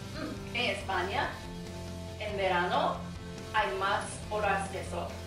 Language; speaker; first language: Spanish; non-native, learner; Japanese